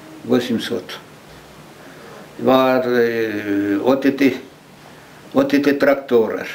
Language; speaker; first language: Swedish; early bilingual, heritage; Swedish